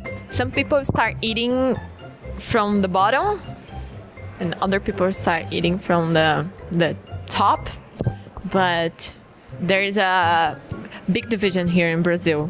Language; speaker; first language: English; non-native, fluent; Portuguese